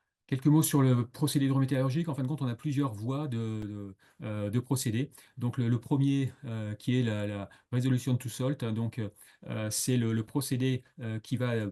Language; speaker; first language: French; native; French